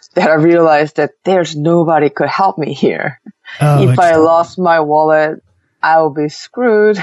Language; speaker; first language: English; non-native, fluent; Korean